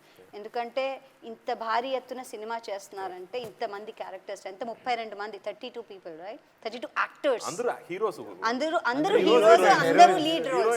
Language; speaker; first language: Telugu; native; Telugu